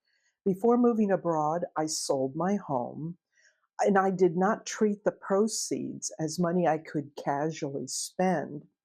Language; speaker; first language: English; native; English